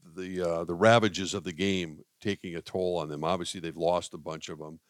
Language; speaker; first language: English; native; English